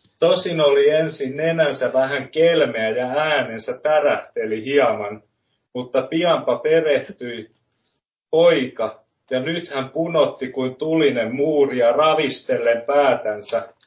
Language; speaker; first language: Finnish; native; Finnish